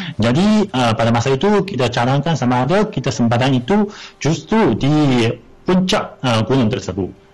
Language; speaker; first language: Malay; non-native, fluent; Chinese